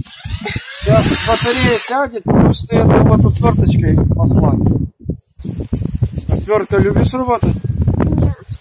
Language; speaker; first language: Russian; native; Russian